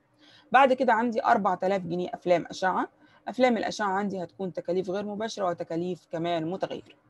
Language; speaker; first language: Arabic; native; Arabic